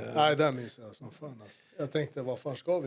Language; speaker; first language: Swedish; native; Swedish